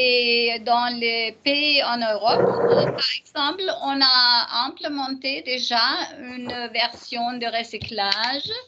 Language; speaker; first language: French; non-native, learner; German